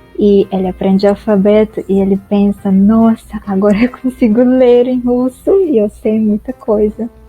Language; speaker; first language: Portuguese; non-native, fluent; Russian